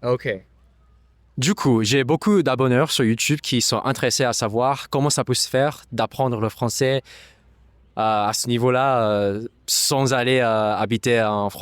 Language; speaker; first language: French; non-native, fluent; English